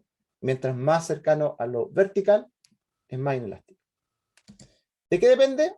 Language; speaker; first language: Spanish; native; Spanish